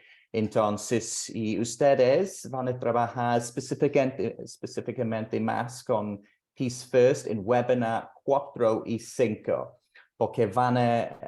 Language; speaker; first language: Spanish; non-native, fluent; English